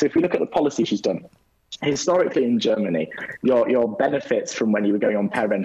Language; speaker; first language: English; native; English